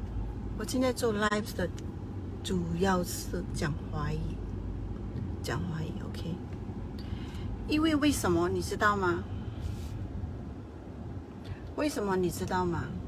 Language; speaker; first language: Chinese; non-native, fluent; Burmese